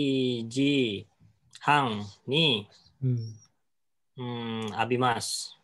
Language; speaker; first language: Japanese; non-native, learner; Indonesian